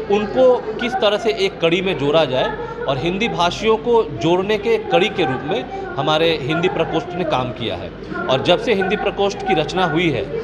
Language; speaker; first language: Hindi; native; Hindi